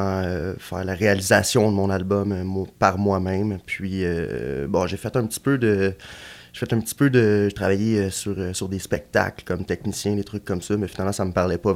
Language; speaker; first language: French; native; French